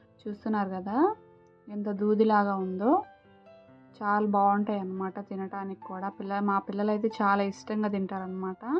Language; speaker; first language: Telugu; native; Telugu